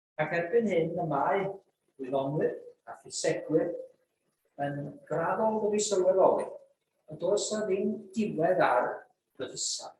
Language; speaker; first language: Welsh; native; Welsh